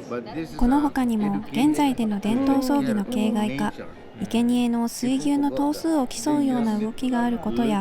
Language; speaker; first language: Japanese; native; Japanese